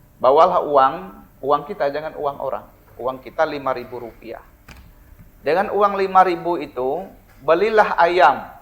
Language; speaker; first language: Indonesian; non-native, local second language; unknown